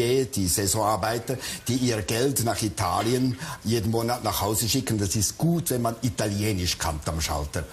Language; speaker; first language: German; native; German